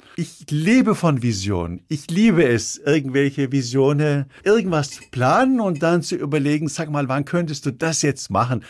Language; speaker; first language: German; early bilingual, other home language; Turkish